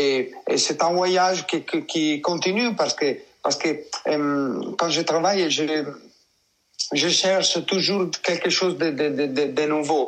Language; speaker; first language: French; non-native, learner; Italian